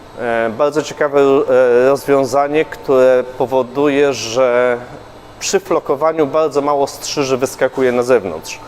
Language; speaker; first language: Polish; native; Polish